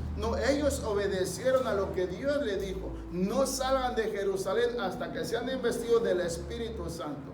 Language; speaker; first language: Spanish; native; Spanish